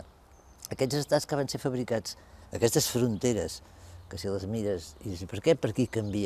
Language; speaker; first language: Catalan; native; Catalan